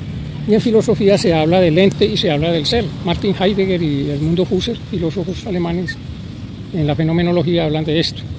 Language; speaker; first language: Spanish; native; Spanish